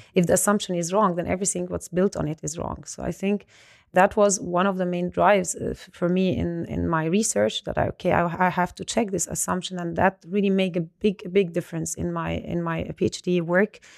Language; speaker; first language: English; non-native, fluent; Arabic